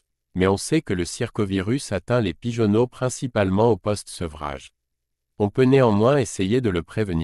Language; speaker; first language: French; native; French